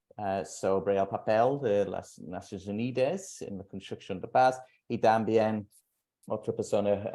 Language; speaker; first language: Spanish; non-native, fluent; English